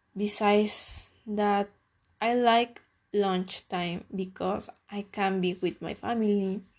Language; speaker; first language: English; non-native, learner; Spanish